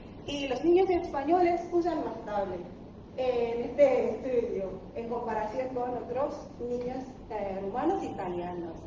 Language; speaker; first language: Spanish; non-native, learner; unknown